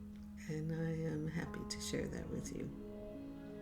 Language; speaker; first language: English; native; English